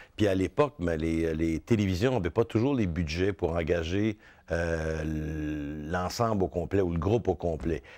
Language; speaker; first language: French; native; French